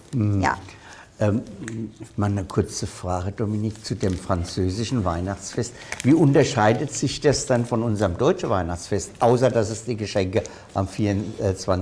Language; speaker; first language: German; native; German